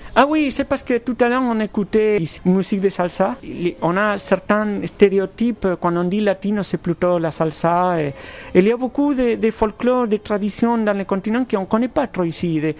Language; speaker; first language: French; non-native, fluent; Spanish